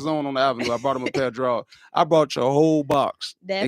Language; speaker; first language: English; native; English